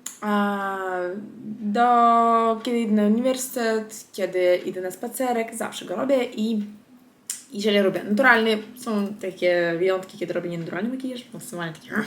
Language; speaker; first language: Polish; non-native, fluent; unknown